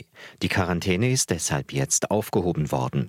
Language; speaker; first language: German; native; German